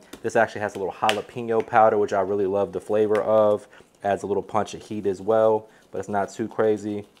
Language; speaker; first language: English; native; English